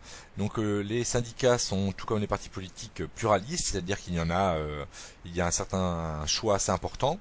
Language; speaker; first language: French; native; French